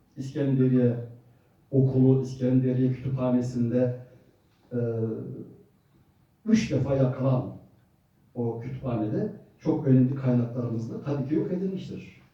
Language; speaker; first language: Turkish; native; Turkish